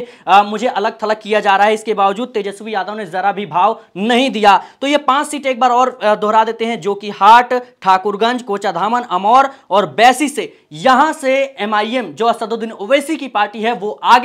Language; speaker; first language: Hindi; native; Hindi